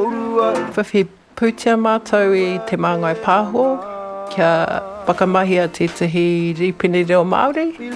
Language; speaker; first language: Māori; non-native, local second language; English